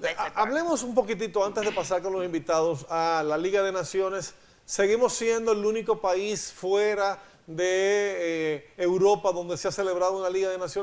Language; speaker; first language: Spanish; native; Spanish